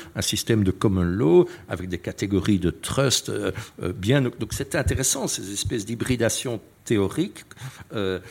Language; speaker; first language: French; native; French